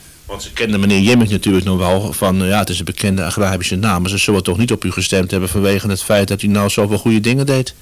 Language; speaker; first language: Dutch; native; Dutch